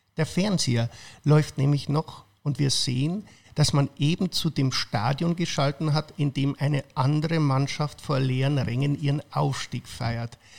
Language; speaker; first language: German; native; German